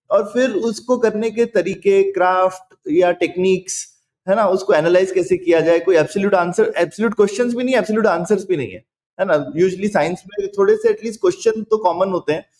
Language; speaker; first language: Hindi; native; Hindi